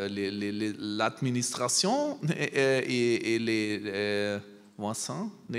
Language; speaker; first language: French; non-native, learner; German